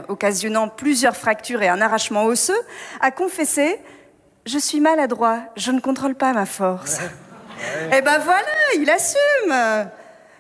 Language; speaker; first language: French; native; French